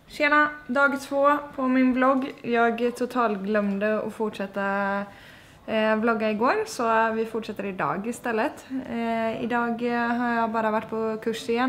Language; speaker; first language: Swedish; native; Swedish